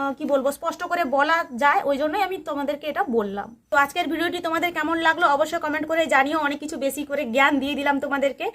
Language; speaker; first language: Bangla; non-native, local second language; Santali